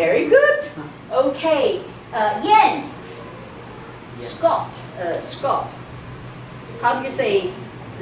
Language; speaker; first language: English; non-native, fluent; Chinese